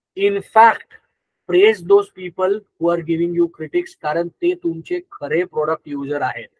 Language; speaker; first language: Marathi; non-native, local second language; Gujarati